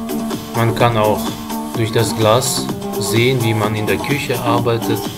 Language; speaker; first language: German; non-native, fluent; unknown